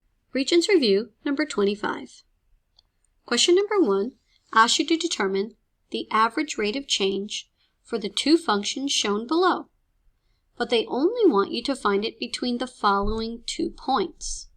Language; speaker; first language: English; native; English